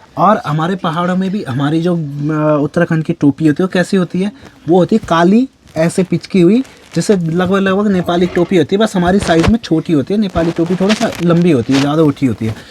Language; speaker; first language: Hindi; native; Hindi